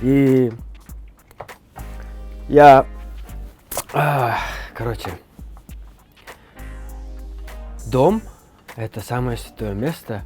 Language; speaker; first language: Russian; non-native, local second language; Kyrgyz